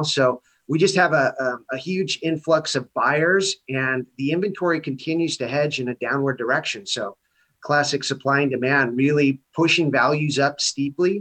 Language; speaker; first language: English; native; English